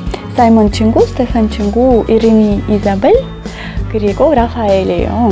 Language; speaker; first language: Korean; non-native, learner; Russian